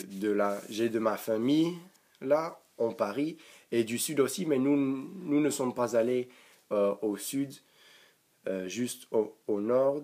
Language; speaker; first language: French; non-native, learner; English